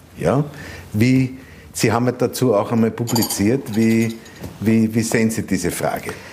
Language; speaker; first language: German; native; German